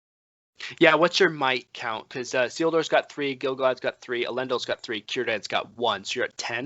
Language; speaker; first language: English; native; English